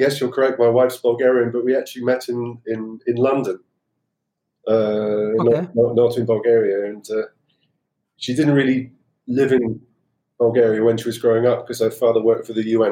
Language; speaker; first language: English; native; English